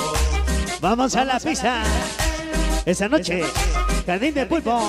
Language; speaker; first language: Spanish; native; Spanish